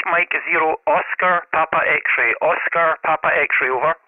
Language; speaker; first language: English; native; English